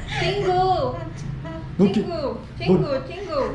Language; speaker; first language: Korean; non-native, learner; Filipino